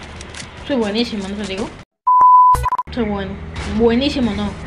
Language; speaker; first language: Spanish; native; Spanish